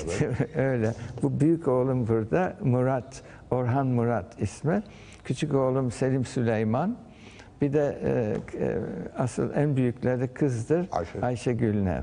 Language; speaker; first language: Turkish; early bilingual, heritage; Turkish